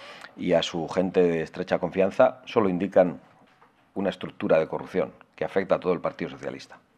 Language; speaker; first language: Spanish; native; Spanish